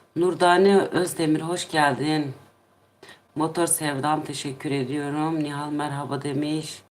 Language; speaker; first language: Turkish; non-native, local second language; Kurdish